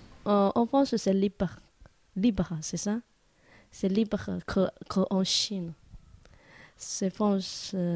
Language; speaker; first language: French; non-native, learner; Chinese